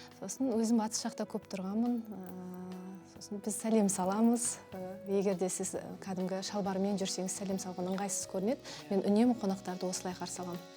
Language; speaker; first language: Kazakh; early bilingual, heritage; Kazakh